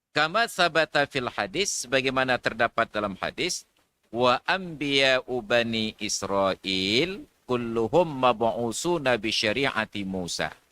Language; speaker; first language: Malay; non-native, local second language; Achinese